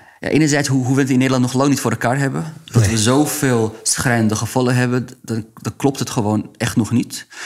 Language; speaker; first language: Dutch; early bilingual, other home language; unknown